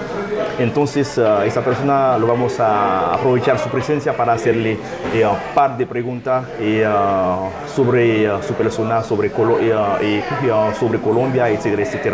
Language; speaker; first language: Spanish; non-native, fluent; Haitian Creole